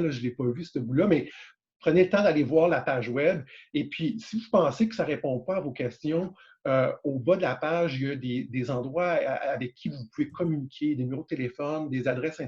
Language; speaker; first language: French; native; French